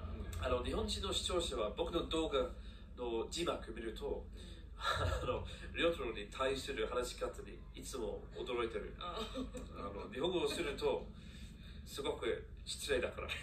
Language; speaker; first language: Japanese; non-native, fluent; English